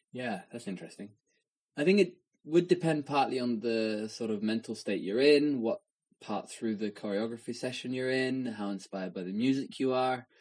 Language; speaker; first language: English; native; English